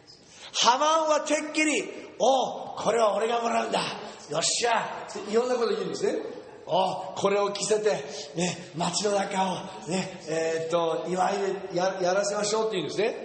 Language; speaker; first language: Japanese; non-native, fluent; English